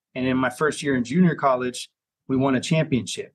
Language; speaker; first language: English; native; English